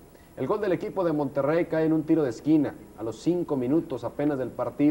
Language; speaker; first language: Spanish; native; Spanish